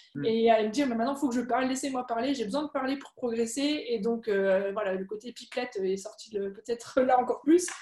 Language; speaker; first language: French; native; French